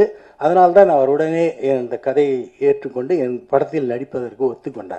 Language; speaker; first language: Tamil; native; Tamil